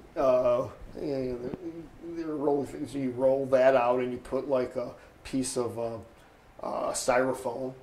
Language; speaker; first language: English; native; English